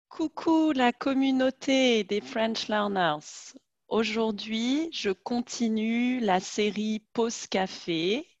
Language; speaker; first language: French; native; French